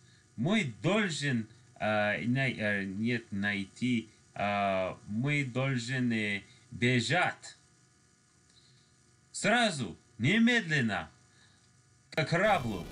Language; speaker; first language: Russian; non-native, learner; English